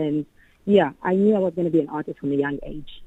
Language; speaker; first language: English; non-native, local second language; Xhosa